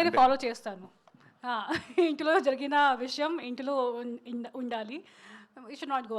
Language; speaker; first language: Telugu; non-native, fluent; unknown